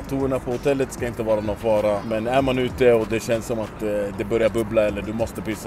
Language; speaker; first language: Swedish; native; Swedish